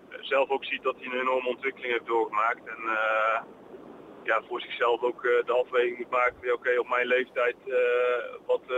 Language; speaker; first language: Dutch; native; Dutch